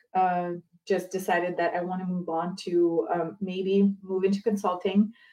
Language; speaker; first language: English; non-native, fluent; Ukrainian